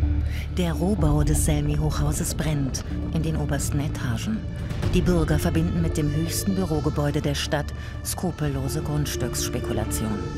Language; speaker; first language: German; native; German